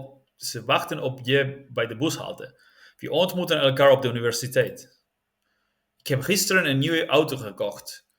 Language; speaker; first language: Dutch; non-native, learner; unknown